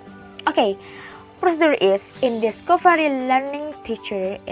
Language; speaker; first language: English; non-native, learner; Indonesian